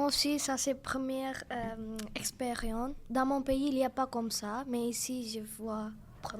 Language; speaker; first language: French; non-native, learner; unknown